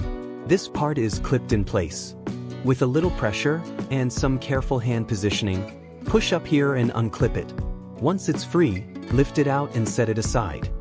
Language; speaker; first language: English; native; English